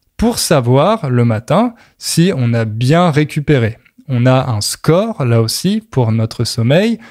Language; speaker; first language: French; native; French